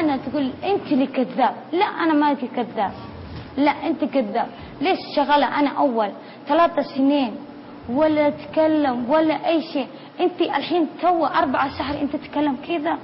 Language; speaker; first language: Arabic; non-native, learner; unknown